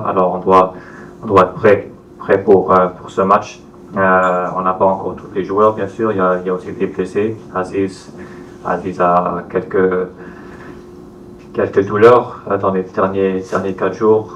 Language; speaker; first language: French; non-native, fluent; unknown